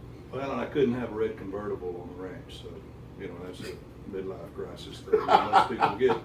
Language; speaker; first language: English; native; English